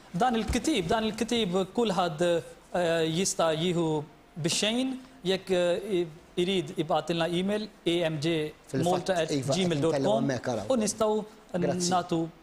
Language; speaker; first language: Maltese; non-native, fluent; Urdu